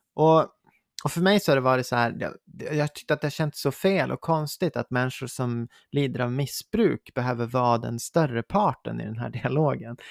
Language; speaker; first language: Swedish; native; Swedish